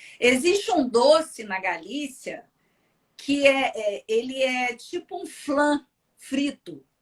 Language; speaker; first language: Portuguese; early bilingual, other home language; Spanish